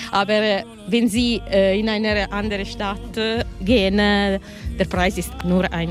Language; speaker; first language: German; non-native, learner; Italian